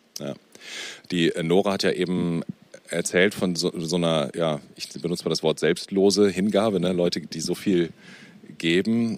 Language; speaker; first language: German; native; German